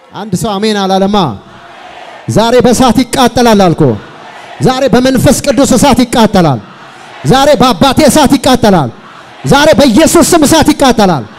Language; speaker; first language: Amharic; native; Amharic